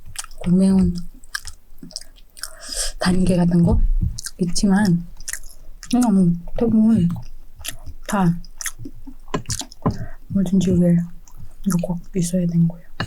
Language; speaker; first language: Korean; non-native, fluent; Indonesian